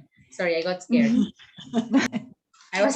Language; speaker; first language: English; non-native, fluent; Spanish